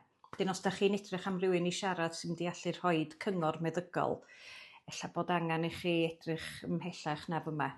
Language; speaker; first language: Welsh; native; Welsh